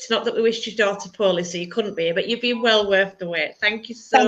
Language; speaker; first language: English; native; English